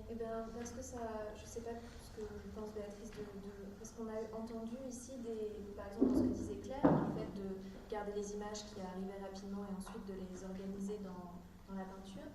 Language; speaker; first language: French; native; French